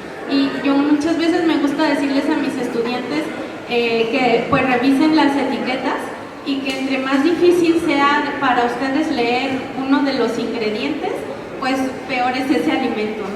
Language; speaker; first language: Spanish; native; Spanish